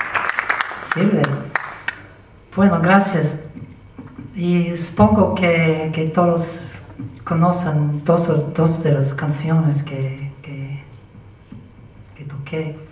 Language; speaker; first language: Spanish; non-native, learner; English